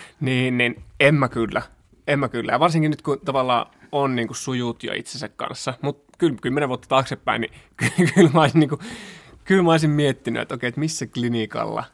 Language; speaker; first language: Finnish; native; Finnish